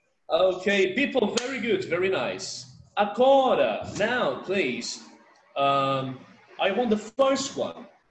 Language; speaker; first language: English; non-native, fluent; Portuguese